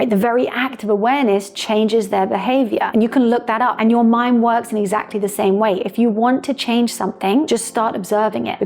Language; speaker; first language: English; native; English